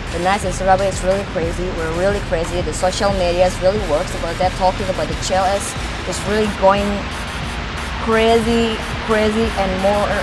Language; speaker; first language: English; non-native, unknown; Indonesian